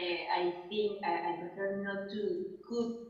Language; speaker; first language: English; non-native, learner; Spanish